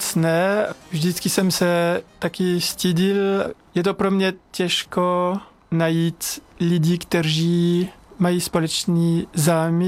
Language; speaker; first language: Czech; non-native, fluent; French